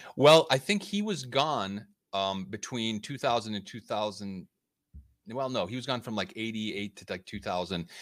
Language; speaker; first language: English; native; English